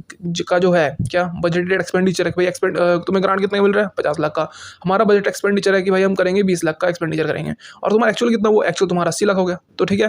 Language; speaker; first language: Hindi; native; Hindi